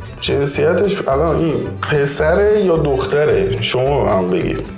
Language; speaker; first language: Persian; native; Persian